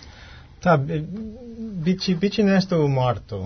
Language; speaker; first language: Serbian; non-native, learner; English